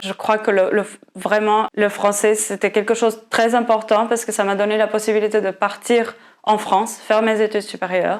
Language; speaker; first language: French; non-native, fluent; Portuguese